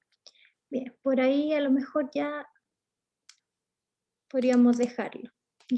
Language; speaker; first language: Spanish; native; Spanish